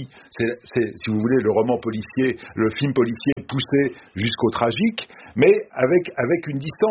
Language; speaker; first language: French; native; French